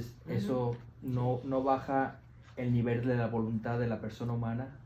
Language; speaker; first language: Spanish; native; Spanish